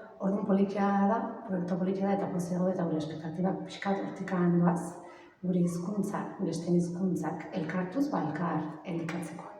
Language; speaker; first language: Basque; native; Basque